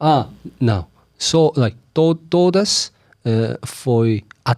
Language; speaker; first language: Portuguese; non-native, learner; Korean